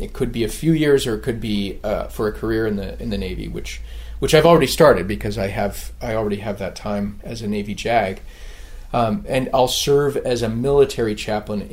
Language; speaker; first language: English; native; English